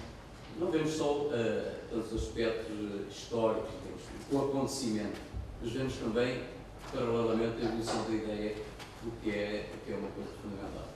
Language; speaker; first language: Portuguese; native; Portuguese